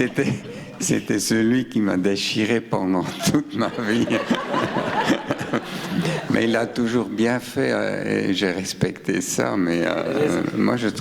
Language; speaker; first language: French; non-native, local second language; German